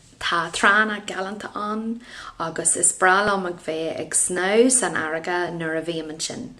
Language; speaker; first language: Irish; non-native, local second language; English